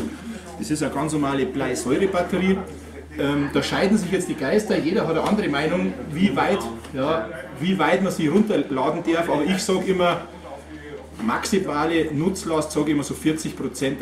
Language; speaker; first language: German; native; German